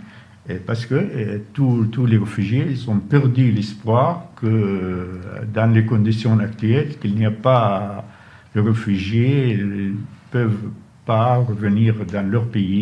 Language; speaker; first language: French; non-native, fluent; Arabic